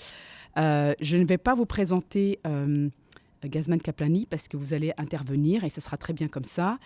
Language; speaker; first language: French; native; French